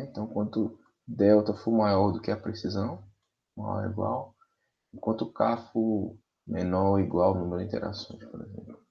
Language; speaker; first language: Portuguese; native; Portuguese